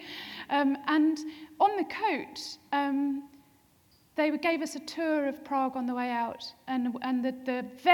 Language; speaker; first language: English; native; English